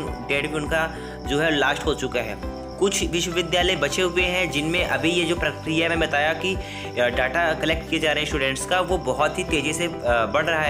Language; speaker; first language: Hindi; native; Hindi